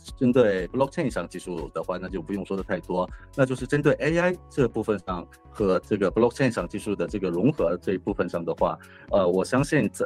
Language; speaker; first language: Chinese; non-native, fluent; Korean